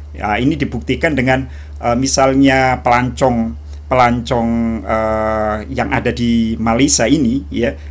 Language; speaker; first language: Indonesian; native; Indonesian